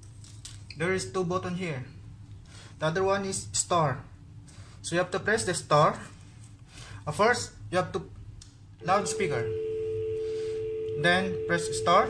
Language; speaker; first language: English; non-native, learner; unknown